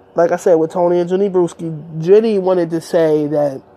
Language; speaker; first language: English; native; English